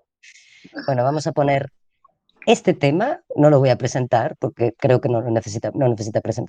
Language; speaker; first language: Spanish; native; Spanish